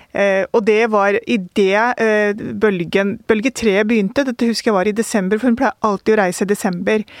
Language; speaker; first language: Norwegian; early bilingual, other home language; Urdu